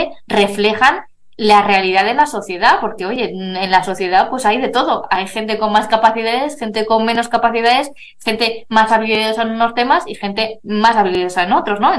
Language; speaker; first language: Spanish; native; Spanish